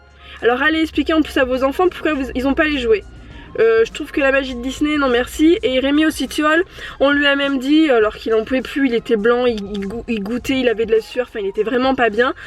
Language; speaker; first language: French; native; French